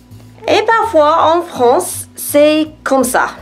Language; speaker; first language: French; non-native, fluent; English